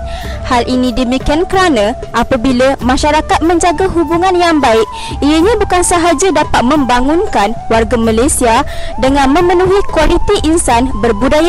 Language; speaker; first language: Malay; native; Malay